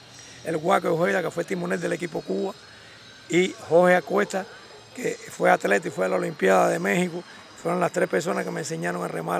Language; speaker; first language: Spanish; native; Spanish